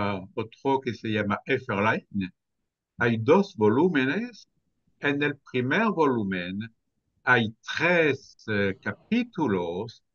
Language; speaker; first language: Spanish; non-native, fluent; French